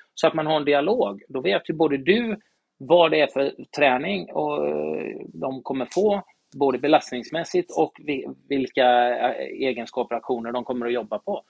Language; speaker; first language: Swedish; native; Swedish